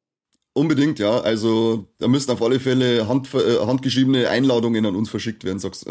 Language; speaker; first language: German; native; German